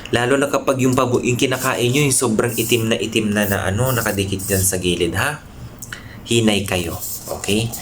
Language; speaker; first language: Filipino; non-native, local second language; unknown